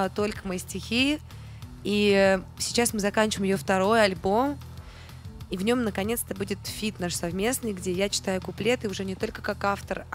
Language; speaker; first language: Russian; native; Russian